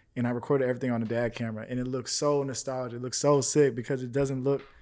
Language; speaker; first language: English; native; English